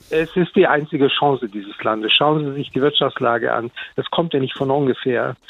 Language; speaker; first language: German; early bilingual, other home language; Turkish